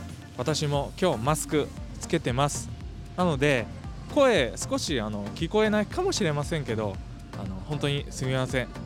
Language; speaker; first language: Japanese; non-native, fluent; Vietnamese